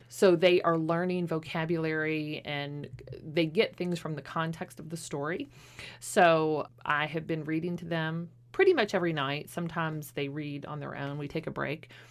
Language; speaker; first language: English; native; English